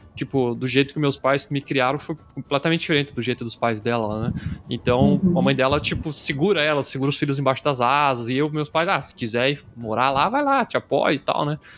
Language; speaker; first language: Portuguese; native; Portuguese